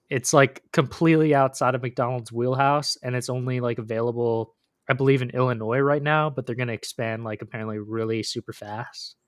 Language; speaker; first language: English; native; English